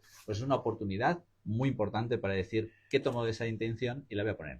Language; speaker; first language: Spanish; native; Spanish